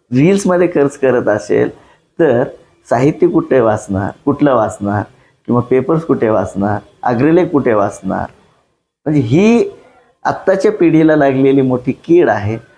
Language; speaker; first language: Marathi; non-native, local second language; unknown